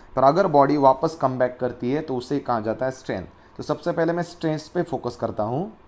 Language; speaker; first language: Hindi; non-native, local second language; Marathi